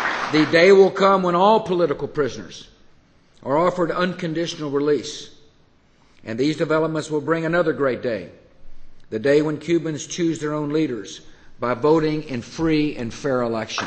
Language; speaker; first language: English; native; English